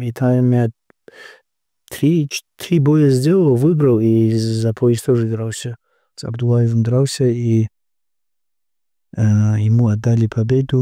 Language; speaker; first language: Russian; non-native, local second language; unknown